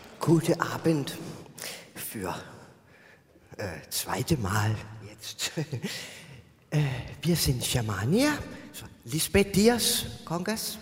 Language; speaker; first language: German; non-native, learner; Danish